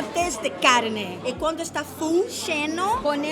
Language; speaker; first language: Spanish; non-native, learner; Portuguese